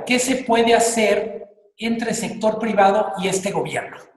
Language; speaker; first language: Spanish; native; Spanish